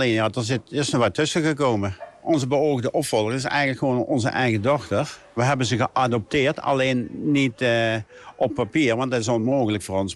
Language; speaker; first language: Dutch; native; Dutch